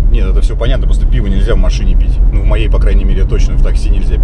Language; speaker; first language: Russian; native; Russian